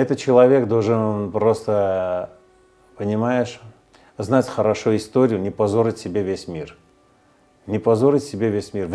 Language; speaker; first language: Russian; non-native, fluent; Armenian